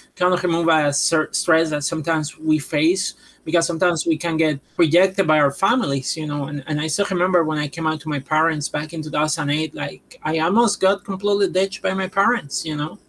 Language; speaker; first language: English; non-native, fluent; Spanish